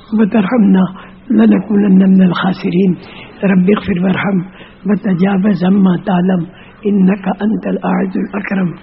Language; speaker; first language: Urdu; non-native, local second language; Gujarati